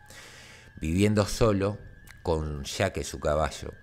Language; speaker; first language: Spanish; native; Spanish